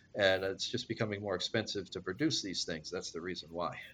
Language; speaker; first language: English; native; English